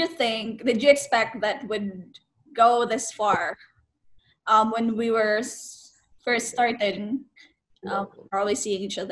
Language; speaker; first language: English; non-native, local second language; Cebuano